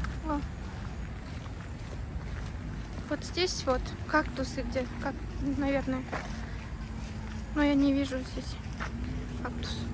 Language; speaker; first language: Russian; non-native, local second language; Kazakh